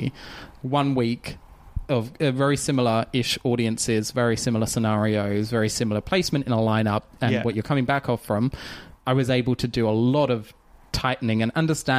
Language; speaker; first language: English; native; English